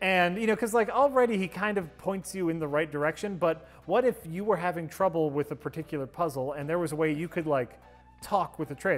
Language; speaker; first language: English; native; English